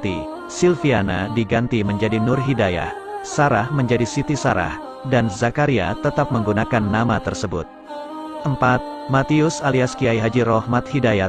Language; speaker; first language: Indonesian; native; Indonesian